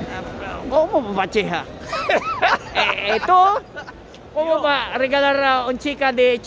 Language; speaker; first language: Spanish; non-native, learner; Filipino